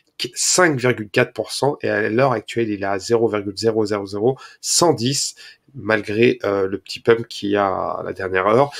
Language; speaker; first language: French; native; French